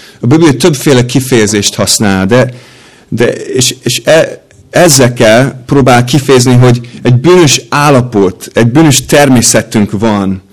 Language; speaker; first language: Hungarian; non-native, fluent; English